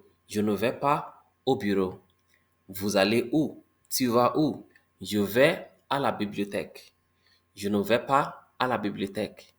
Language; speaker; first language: French; non-native, fluent; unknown